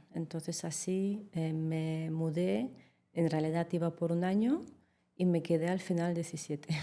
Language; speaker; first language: Spanish; early bilingual, heritage; Russian